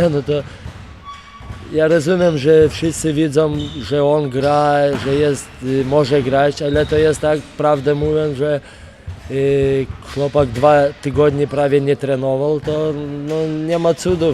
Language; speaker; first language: Polish; non-native, fluent; Lithuanian